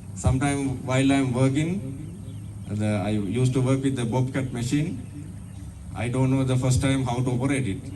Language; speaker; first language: English; non-native, learner; Sinhala